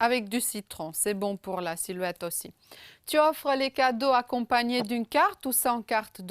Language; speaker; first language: French; non-native, fluent; Romanian